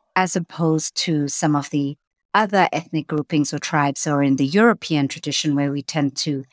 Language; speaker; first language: English; native; English